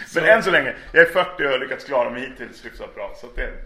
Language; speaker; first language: Swedish; native; Swedish